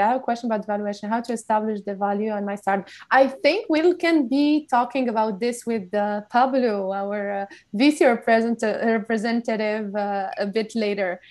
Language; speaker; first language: English; non-native, fluent; French